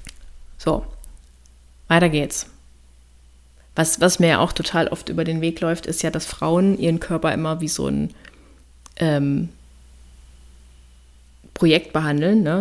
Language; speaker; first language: German; native; German